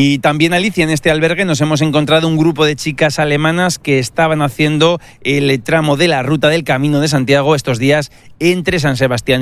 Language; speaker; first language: Spanish; native; Spanish